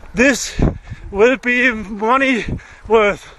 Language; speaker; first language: English; non-native, learner; Danish